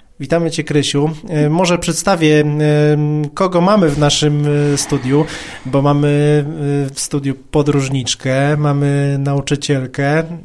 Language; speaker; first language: Polish; native; Polish